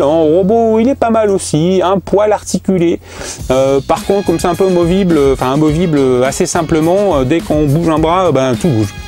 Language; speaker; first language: French; native; French